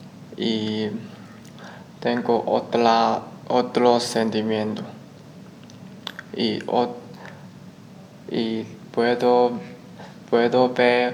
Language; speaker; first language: Spanish; non-native, learner; Chinese